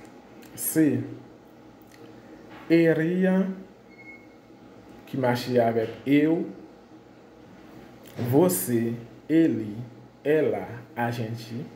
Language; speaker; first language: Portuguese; non-native, fluent; Haitian Creole